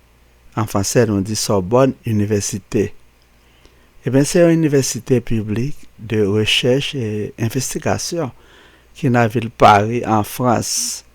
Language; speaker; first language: French; non-native, local second language; Haitian Creole